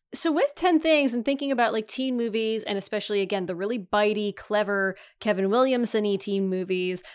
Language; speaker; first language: English; native; English